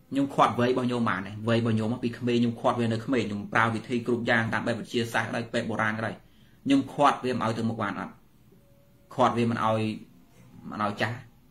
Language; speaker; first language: Khmer; native; Khmer